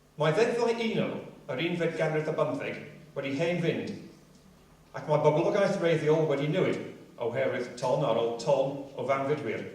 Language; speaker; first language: Welsh; non-native, local second language; English